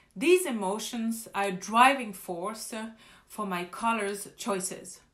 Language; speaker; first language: English; non-native, fluent; French